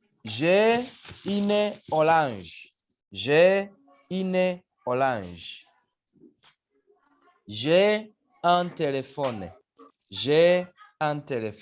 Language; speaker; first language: French; non-native, fluent; Swahili